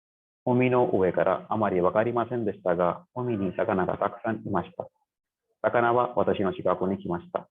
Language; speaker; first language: Japanese; non-native, learner; Hindi